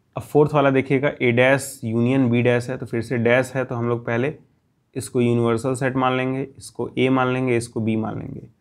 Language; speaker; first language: Hindi; native; Hindi